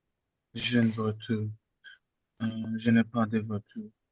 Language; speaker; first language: French; non-native, learner; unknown